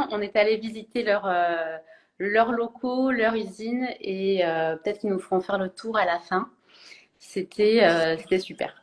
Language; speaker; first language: French; native; French